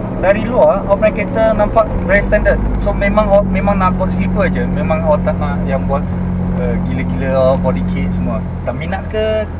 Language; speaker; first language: Malay; native; Malay